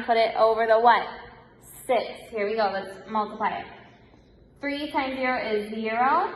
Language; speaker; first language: English; native; English